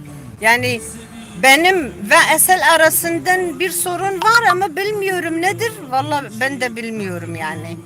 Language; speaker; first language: Turkish; non-native, local second language; Kurdish